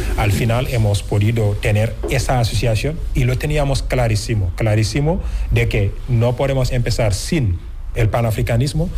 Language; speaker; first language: Spanish; non-native, fluent; Wolof